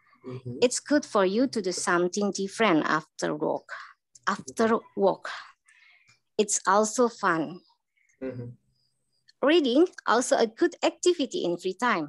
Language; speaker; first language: English; non-native, learner; Indonesian